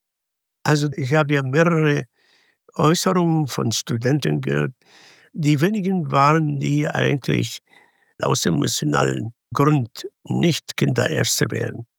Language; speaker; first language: German; non-native, fluent; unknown